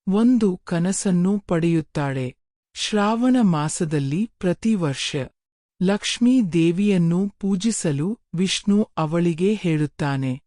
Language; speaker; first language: Kannada; native; Kannada